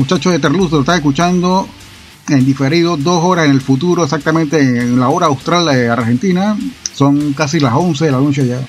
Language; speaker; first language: Spanish; native; Spanish